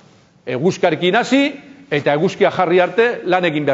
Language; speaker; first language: Basque; native; Basque